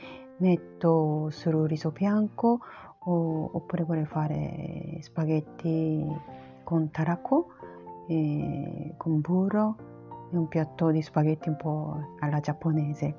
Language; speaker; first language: Italian; non-native, learner; Japanese